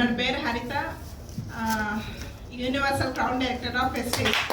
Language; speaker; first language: Tamil; non-native, learner; Telugu